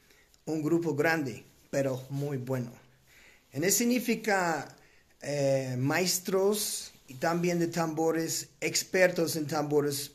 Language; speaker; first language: Spanish; non-native, learner; English